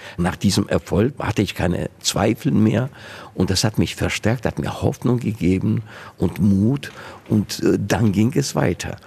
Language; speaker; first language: German; non-native, fluent; Georgian